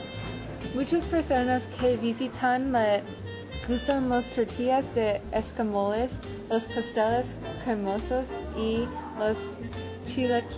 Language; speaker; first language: Spanish; non-native, learner; English